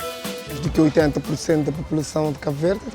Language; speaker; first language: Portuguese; non-native, local second language; Kabuverdianu